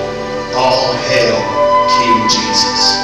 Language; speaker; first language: English; native; English